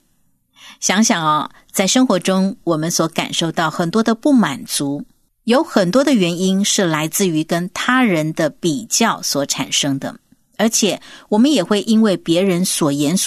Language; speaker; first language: Chinese; native; Chinese